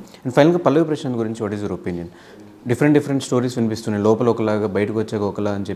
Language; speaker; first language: Telugu; native; Telugu